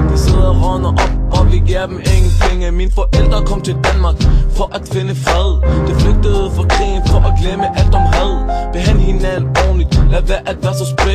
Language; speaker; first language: Danish; early bilingual, other home language; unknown